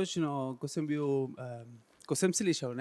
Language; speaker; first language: Slovenian; non-native, fluent; Spanish